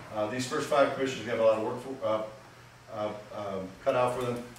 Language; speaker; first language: English; native; English